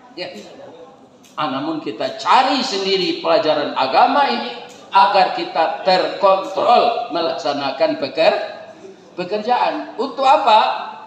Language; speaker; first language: Malay; non-native, local second language; Minangkabau